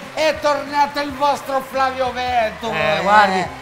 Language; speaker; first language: Italian; native; Italian